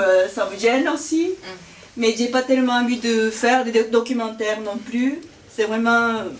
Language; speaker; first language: French; non-native, fluent; Japanese